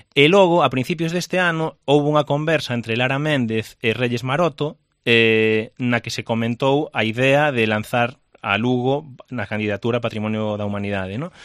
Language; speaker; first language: Galician; native; Galician